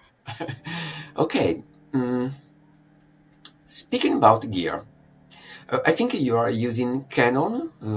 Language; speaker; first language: English; non-native, fluent; Italian